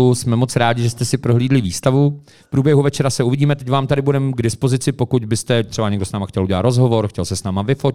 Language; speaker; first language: Czech; native; Czech